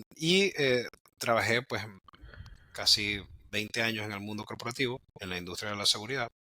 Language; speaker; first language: Spanish; native; Spanish